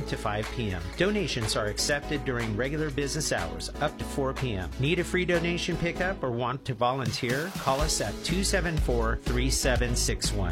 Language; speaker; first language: English; native; English